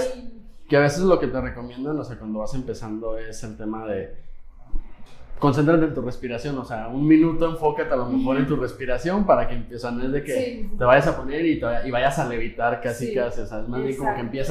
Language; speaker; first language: Spanish; native; Spanish